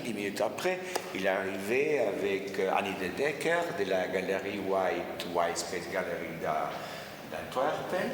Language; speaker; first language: French; non-native, fluent; Spanish